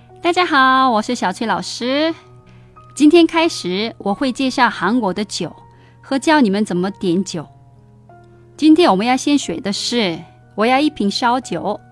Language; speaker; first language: Chinese; non-native, fluent; Korean